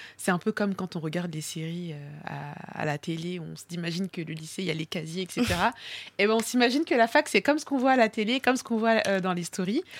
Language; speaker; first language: French; early bilingual, other home language; Swahili